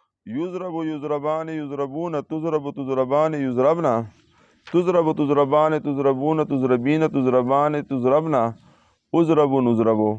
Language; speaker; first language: Arabic; non-native, fluent; Urdu